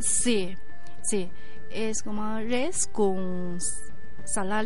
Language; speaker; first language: Spanish; non-native, learner; Chinese